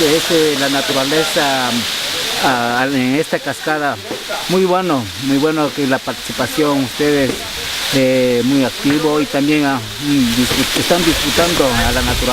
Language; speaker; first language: Spanish; non-native, local second language; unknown